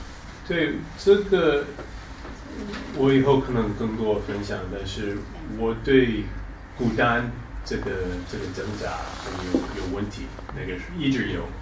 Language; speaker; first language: Chinese; non-native, fluent; English